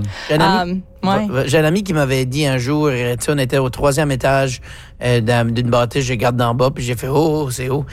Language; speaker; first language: French; native; French